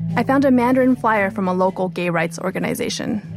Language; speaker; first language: English; early bilingual, other home language; Chinese